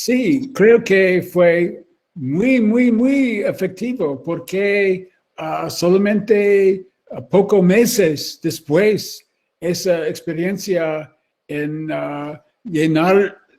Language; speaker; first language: Spanish; non-native, learner; English